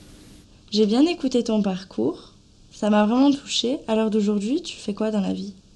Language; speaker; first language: French; native; French